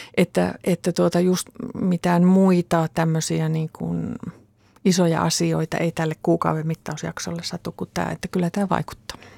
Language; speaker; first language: Finnish; native; Finnish